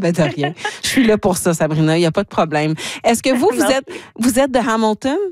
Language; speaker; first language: French; native; French